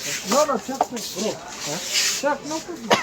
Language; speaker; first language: English; non-native, learner; Filipino